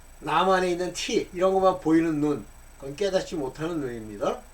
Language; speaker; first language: Korean; native; Korean